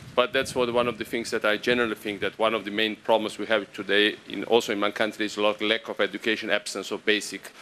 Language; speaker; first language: English; non-native, fluent; Georgian